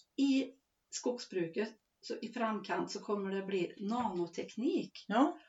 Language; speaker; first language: Swedish; native; Swedish